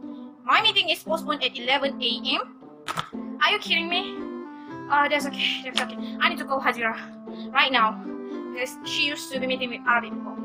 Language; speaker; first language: English; non-native, learner; Malay